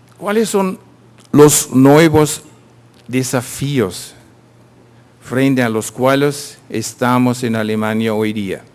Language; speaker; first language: Spanish; non-native, fluent; German